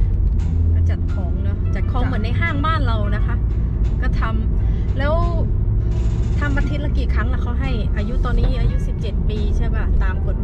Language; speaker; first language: Thai; native; Thai